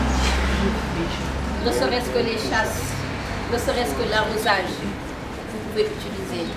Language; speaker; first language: French; non-native, local second language; Wolof